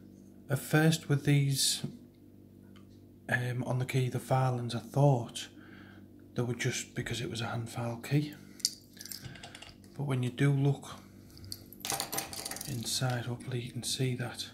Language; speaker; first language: English; native; English